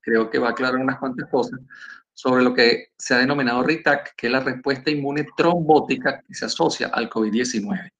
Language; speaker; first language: Spanish; native; Spanish